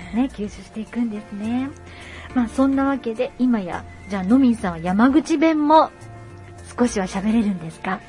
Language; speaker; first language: Japanese; native; Japanese